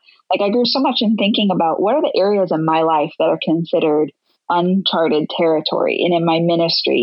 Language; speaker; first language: English; native; English